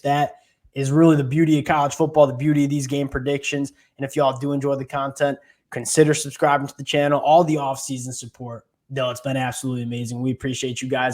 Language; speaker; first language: English; native; English